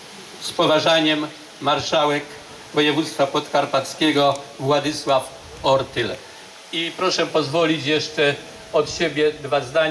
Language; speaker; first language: Polish; native; Polish